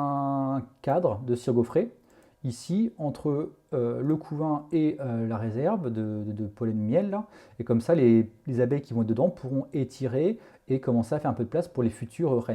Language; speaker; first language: French; native; French